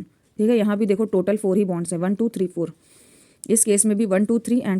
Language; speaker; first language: Hindi; native; Hindi